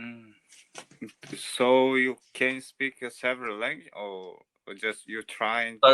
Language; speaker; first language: English; non-native, learner; Portuguese